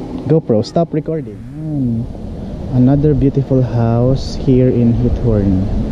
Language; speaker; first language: English; non-native, local second language; Filipino